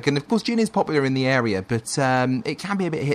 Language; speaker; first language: English; native; English